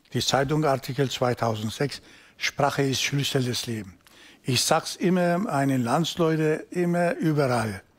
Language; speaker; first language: German; non-native, learner; Turkish